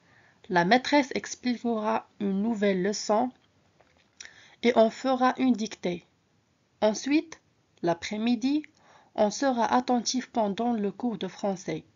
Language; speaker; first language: French; non-native, local second language; Arabic